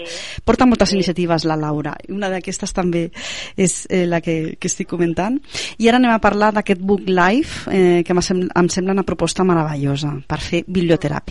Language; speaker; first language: Catalan; native; Catalan